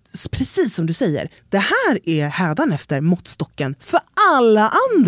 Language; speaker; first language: Swedish; native; Swedish